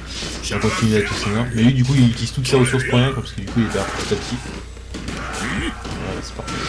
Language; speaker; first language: French; native; French